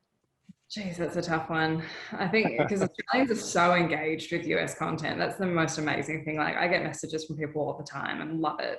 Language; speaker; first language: English; native; English